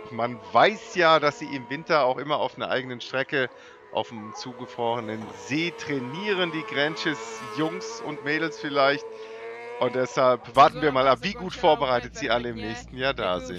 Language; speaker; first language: German; native; German